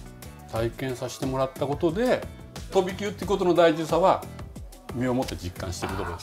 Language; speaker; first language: Japanese; native; Japanese